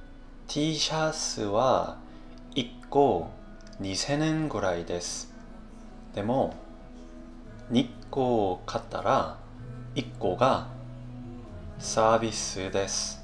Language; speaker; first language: Japanese; non-native, learner; Korean